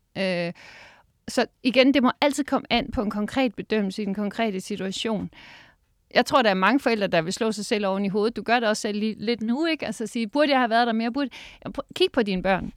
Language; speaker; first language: Danish; native; Danish